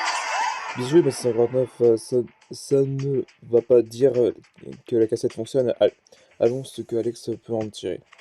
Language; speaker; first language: French; native; French